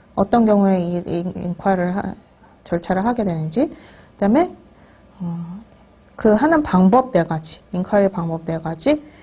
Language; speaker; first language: Korean; native; Korean